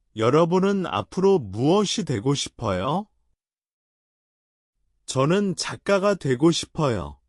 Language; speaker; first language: Korean; non-native, learner; Chinese